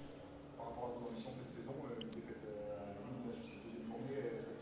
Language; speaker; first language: French; native; French